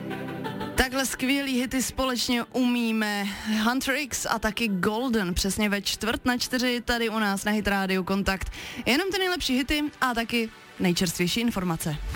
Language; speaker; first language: Czech; native; Czech